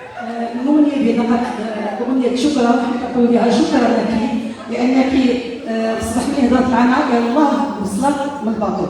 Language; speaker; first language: Arabic; native; Arabic